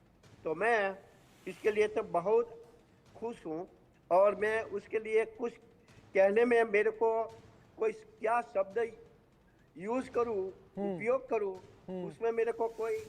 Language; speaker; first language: Hindi; non-native, local second language; Gujarati